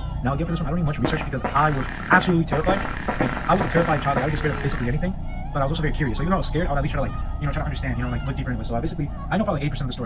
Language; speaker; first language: English; native; English